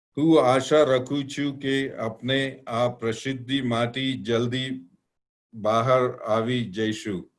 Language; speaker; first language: Gujarati; non-native, learner; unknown